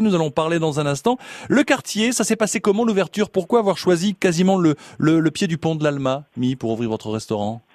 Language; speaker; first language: French; native; French